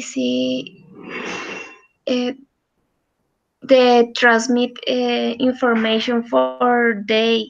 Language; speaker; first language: English; non-native, learner; Spanish